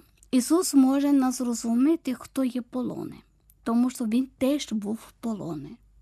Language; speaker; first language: Ukrainian; non-native, learner; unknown